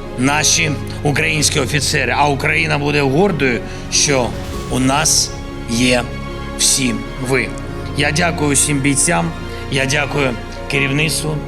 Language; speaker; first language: Ukrainian; non-native, local second language; Russian